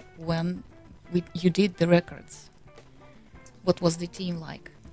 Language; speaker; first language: English; non-native, fluent; Russian